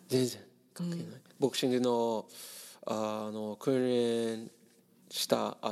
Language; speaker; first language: Japanese; non-native, learner; English